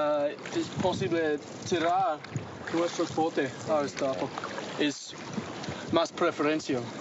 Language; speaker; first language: Spanish; non-native, learner; English